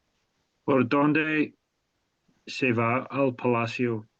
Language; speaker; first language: Spanish; non-native, learner; English